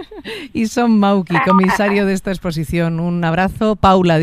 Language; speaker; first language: Spanish; native; Spanish